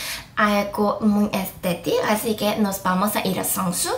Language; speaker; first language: Spanish; non-native, fluent; Korean